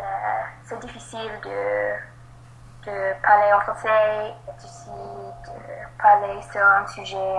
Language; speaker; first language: French; non-native, learner; English